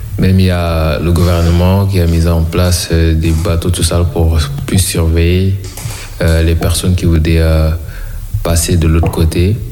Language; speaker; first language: French; non-native, local second language; Wolof